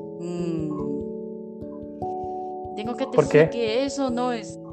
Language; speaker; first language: Spanish; non-native, learner; Chinese